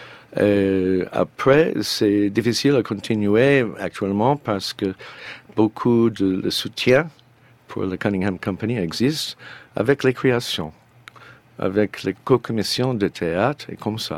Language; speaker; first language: French; non-native, learner; English